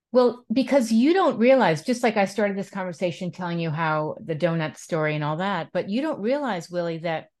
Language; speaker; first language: English; native; English